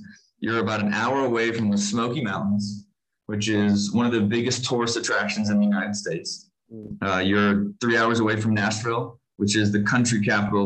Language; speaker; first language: English; native; English